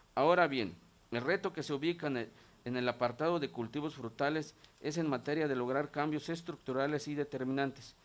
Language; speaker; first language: Spanish; non-native, local second language; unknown